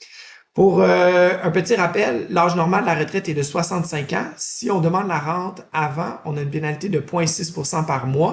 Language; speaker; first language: French; native; French